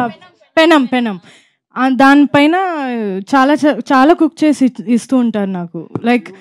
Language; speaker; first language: Telugu; non-native, local second language; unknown